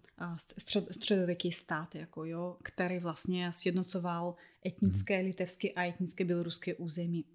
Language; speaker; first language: Czech; non-native, fluent; Russian